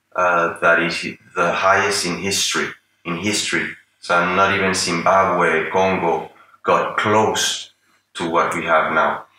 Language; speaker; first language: English; non-native, fluent; Spanish